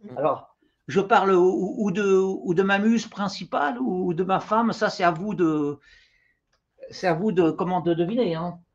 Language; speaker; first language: French; native; French